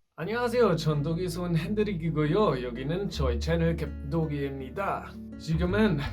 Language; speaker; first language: Korean; non-native, learner; German